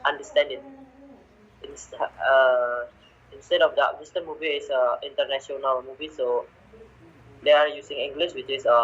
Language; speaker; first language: English; non-native, learner; Indonesian